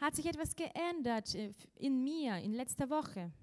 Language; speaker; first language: German; non-native, fluent; Russian